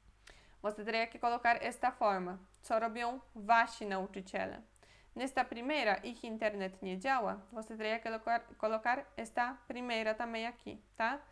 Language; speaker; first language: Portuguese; non-native, fluent; Polish